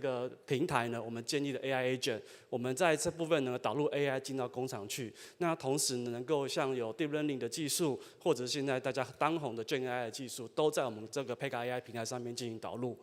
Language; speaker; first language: Chinese; native; Chinese